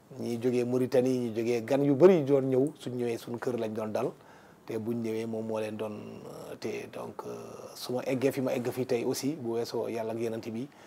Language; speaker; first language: Wolof; non-native, local second language; Fula